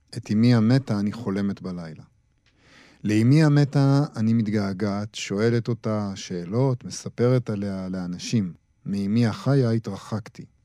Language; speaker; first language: Hebrew; native; Hebrew